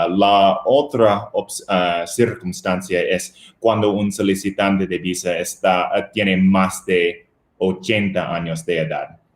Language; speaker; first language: Spanish; non-native, fluent; English